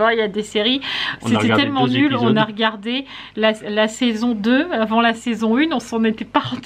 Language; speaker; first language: French; native; French